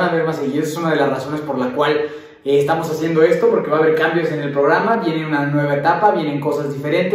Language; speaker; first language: Spanish; native; Spanish